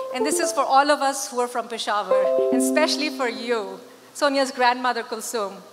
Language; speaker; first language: English; non-native, local second language; Urdu